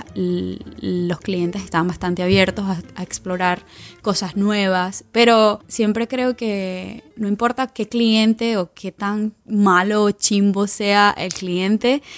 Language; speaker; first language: Spanish; native; Spanish